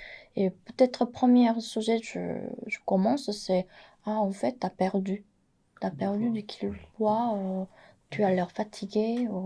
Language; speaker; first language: French; non-native, fluent; Korean